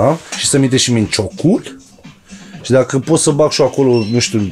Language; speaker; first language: Romanian; native; Romanian